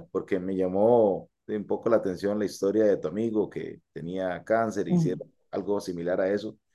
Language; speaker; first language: Spanish; native; Spanish